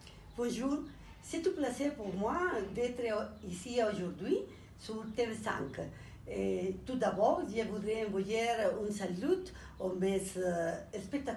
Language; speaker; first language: French; non-native, learner; Spanish